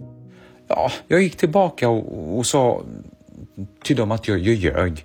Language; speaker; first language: Swedish; early bilingual, other home language; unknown